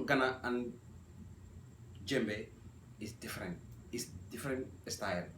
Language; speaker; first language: English; non-native, learner; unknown